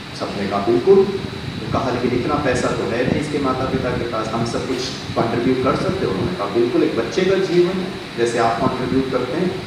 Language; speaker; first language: Hindi; non-native, local second language; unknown